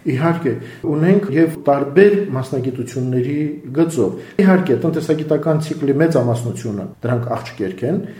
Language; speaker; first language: Armenian; native; Armenian